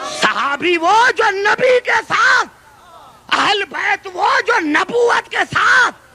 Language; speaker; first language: Urdu; non-native, local second language; Punjabi